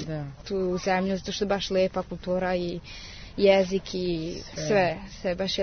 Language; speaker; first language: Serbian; early bilingual, heritage; Serbian